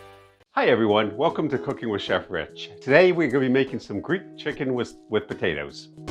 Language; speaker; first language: English; native; English